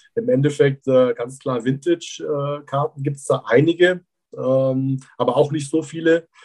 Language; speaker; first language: German; native; German